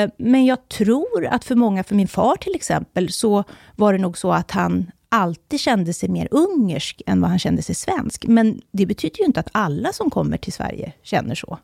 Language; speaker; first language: Swedish; native; Swedish